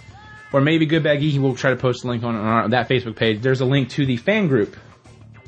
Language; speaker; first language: English; native; English